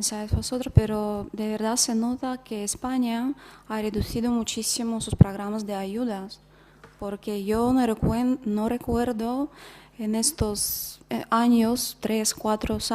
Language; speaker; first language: Spanish; non-native, fluent; Russian